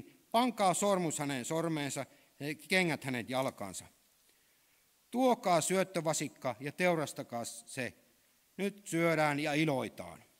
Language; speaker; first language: Finnish; native; Finnish